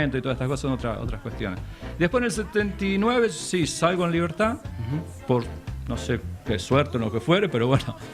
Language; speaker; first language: Spanish; native; Spanish